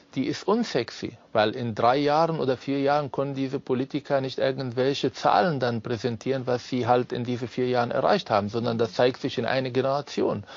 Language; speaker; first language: German; non-native, fluent; Arabic